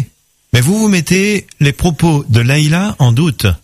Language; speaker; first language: French; native; French